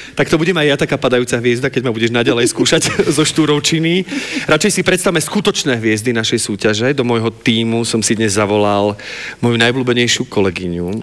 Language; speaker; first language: Slovak; native; Slovak